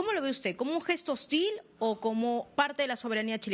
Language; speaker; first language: Spanish; native; Spanish